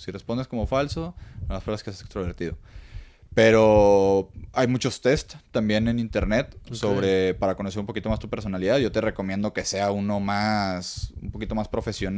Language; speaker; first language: Spanish; native; Spanish